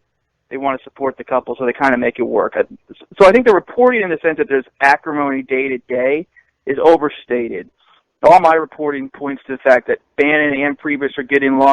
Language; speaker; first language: English; native; English